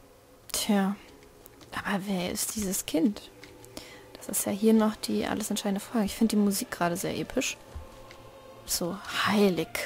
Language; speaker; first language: German; native; German